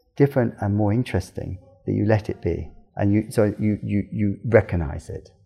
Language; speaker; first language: English; native; English